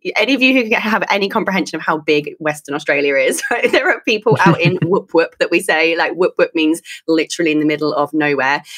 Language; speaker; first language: English; native; English